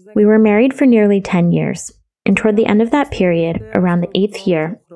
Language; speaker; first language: English; non-native, fluent; Greek